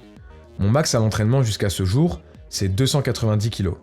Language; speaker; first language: French; native; French